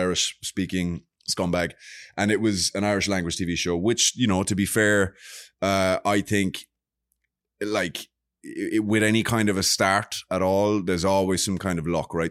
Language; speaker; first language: English; native; English